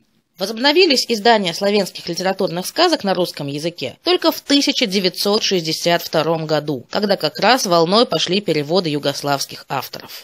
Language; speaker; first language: Russian; native; Russian